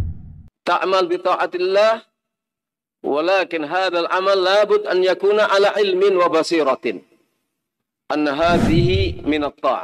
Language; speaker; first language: Arabic; non-native, fluent; Indonesian